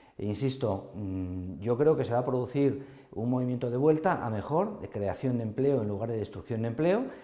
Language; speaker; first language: Spanish; native; Spanish